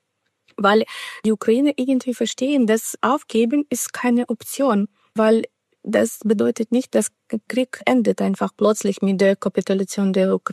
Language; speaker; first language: German; non-native, fluent; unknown